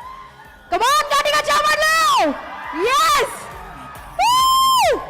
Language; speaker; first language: Telugu; native; Telugu